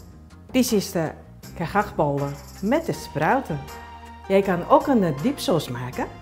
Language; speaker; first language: Dutch; non-native, learner; Japanese